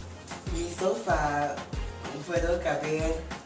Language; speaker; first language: Spanish; non-native, learner; English